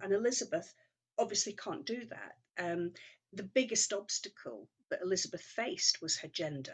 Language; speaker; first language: English; native; English